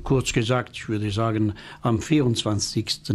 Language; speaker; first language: German; non-native, local second language; French